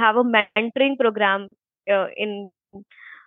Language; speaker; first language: English; non-native, local second language; Hindi